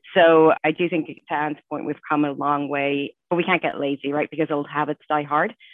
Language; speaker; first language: English; native; English